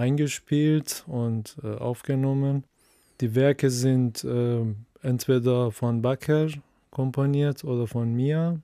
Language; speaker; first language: German; non-native, fluent; Persian